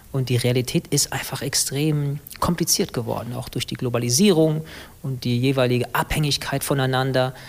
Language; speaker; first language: German; early bilingual, other home language; English